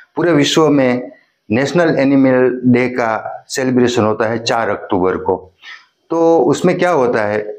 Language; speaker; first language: Hindi; non-native, local second language; Gujarati